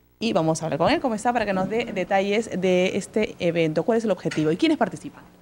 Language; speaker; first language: Spanish; native; Spanish